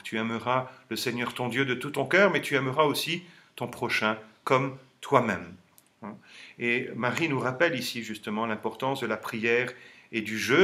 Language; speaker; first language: French; native; French